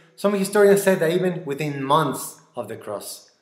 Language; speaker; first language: English; non-native, fluent; Spanish